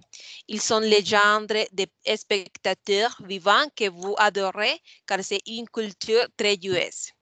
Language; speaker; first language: French; non-native, learner; Spanish